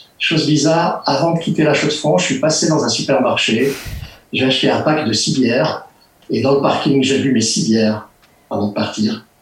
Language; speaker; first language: French; native; French